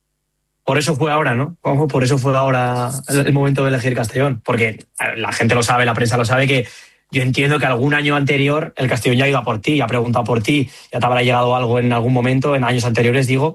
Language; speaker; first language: Spanish; native; Spanish